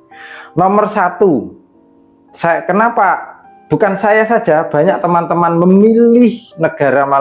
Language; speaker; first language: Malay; non-native, local second language; Javanese